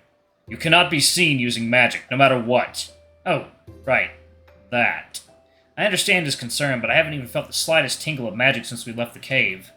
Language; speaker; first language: English; native; English